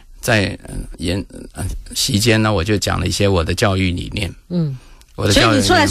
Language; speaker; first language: Chinese; native; Chinese